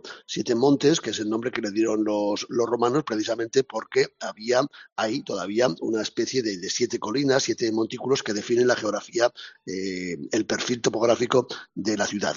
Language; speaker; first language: Spanish; native; Spanish